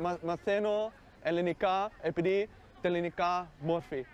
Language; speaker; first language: Greek; non-native, learner; Dutch